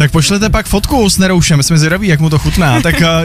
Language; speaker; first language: Czech; native; Czech